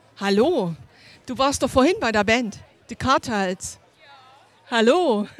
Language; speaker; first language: German; native; German